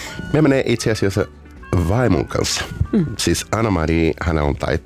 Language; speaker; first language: Finnish; non-native, learner; Portuguese